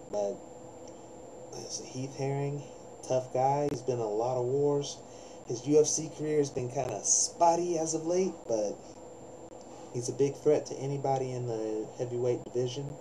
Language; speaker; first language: English; native; English